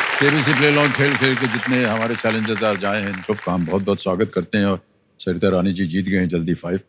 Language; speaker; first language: Hindi; native; Hindi